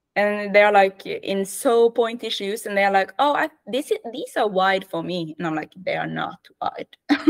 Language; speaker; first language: English; non-native, fluent; Norwegian